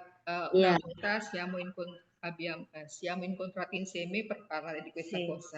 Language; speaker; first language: Italian; non-native, learner; Indonesian